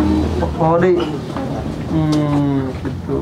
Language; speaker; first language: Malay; non-native, local second language; Sundanese